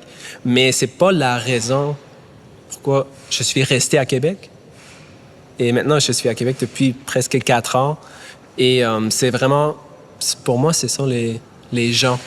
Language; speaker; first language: French; non-native, fluent; German